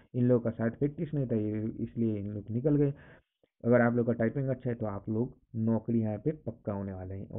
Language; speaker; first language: Hindi; non-native, local second language; Assamese